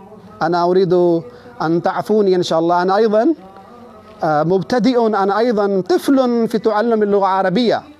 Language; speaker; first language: Arabic; non-native, fluent; Urdu